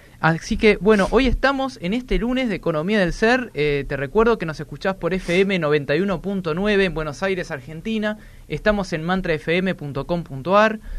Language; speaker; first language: Spanish; native; Spanish